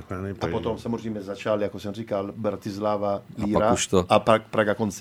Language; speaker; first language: Czech; non-native, learner; Italian